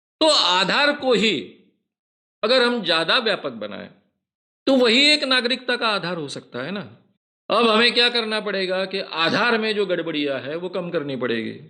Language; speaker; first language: Hindi; non-native, local second language; Marathi